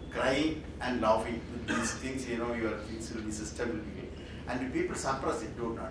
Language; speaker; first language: English; non-native, local second language; Malayalam